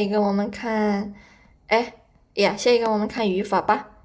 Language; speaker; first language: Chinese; non-native, fluent; Indonesian